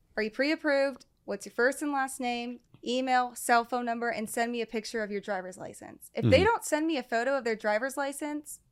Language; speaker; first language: English; native; English